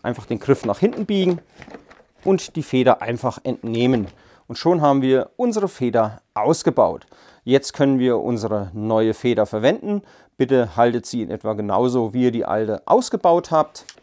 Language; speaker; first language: German; native; German